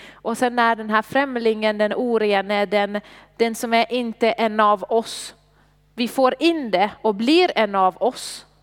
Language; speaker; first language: Swedish; non-native, fluent; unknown